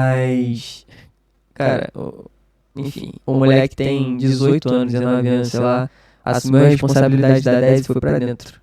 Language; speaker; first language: Portuguese; native; Portuguese